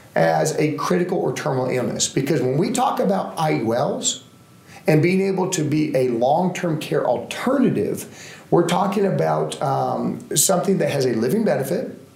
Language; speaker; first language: English; native; English